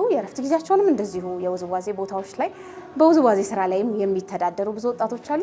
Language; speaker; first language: Amharic; native; Amharic